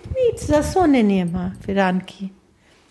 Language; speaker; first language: Polish; non-native, fluent; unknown